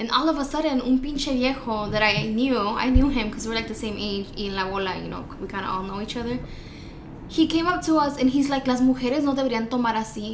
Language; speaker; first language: English; early bilingual, other home language; Spanish